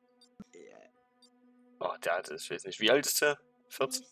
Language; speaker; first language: German; native; German